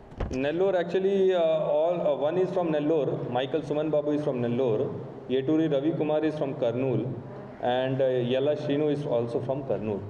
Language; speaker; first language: English; non-native, local second language; Telugu